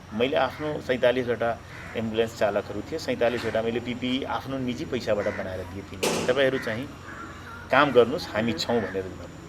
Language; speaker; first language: Nepali; non-native, local second language; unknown